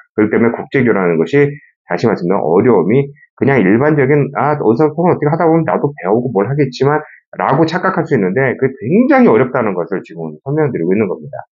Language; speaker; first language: Korean; native; Korean